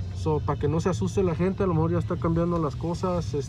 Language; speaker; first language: Spanish; early bilingual, heritage; Spanish